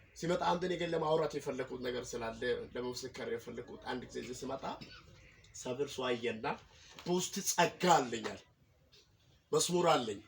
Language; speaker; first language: Amharic; non-native, local second language; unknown